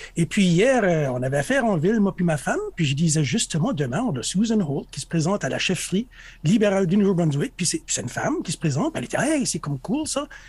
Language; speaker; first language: French; native; French